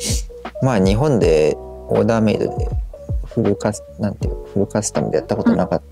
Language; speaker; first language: Japanese; native; Japanese